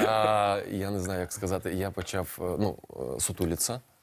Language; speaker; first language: Ukrainian; non-native, fluent; Russian